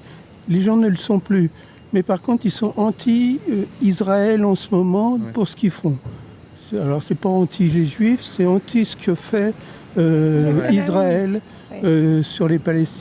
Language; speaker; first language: French; native; French